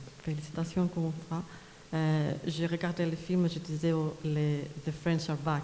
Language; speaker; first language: French; non-native, fluent; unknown